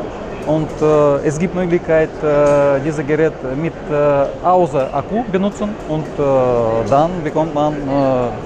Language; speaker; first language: German; non-native, learner; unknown